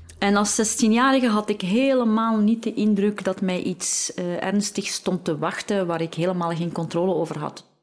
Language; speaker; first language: Dutch; early bilingual, other home language; Arabic